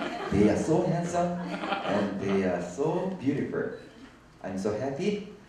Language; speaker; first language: English; non-native, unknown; Korean